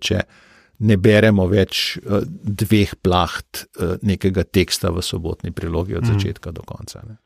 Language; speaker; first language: Slovenian; native; Slovenian